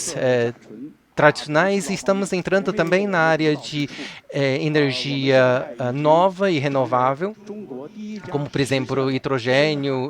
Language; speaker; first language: Portuguese; non-native, fluent; Chinese